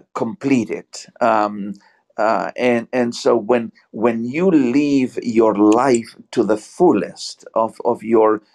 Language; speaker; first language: English; non-native, fluent; Spanish